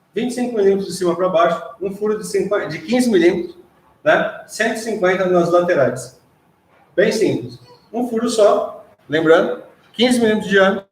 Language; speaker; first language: Portuguese; native; Portuguese